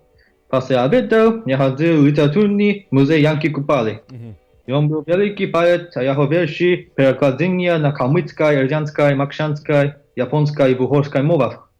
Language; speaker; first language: Russian; non-native, learner; Japanese